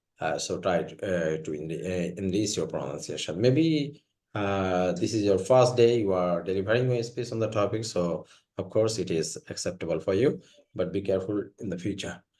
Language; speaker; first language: English; non-native, fluent; Bangla